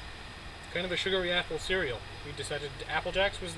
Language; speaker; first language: English; native; English